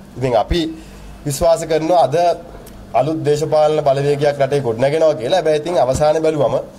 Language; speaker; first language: Sinhala; native; Sinhala